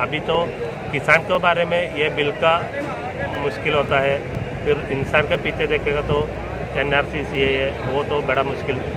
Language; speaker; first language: Hindi; non-native, local second language; Malayalam